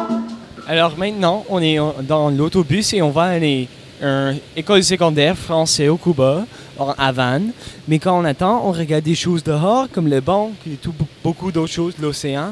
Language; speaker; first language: French; non-native, local second language; English